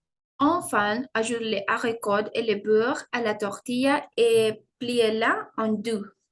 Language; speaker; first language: French; non-native, learner; Spanish